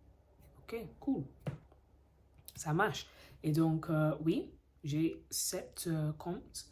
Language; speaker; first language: French; non-native, learner; English